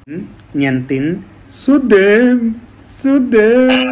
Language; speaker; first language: Vietnamese; non-native, learner; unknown